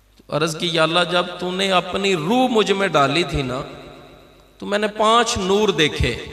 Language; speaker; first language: Urdu; non-native, local second language; Punjabi